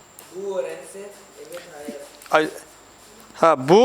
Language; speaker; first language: Turkish; non-native, learner; Urdu